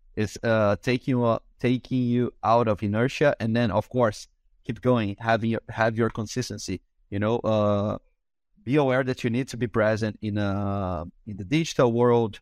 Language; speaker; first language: English; non-native, fluent; Portuguese